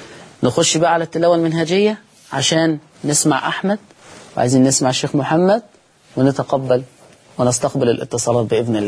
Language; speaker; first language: Arabic; native; Arabic